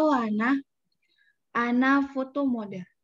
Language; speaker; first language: Russian; non-native, learner; Indonesian